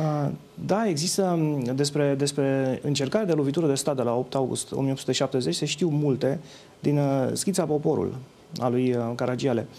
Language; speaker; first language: Romanian; native; Romanian